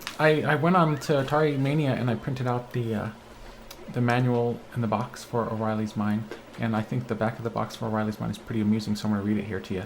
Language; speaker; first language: English; native; English